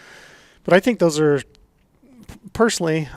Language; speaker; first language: English; native; English